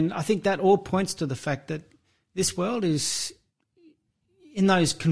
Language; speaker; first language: English; native; English